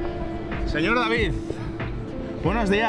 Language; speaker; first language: Spanish; native; Spanish